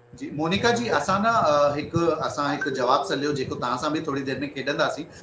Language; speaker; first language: Sindhi; early bilingual, heritage; Sindhi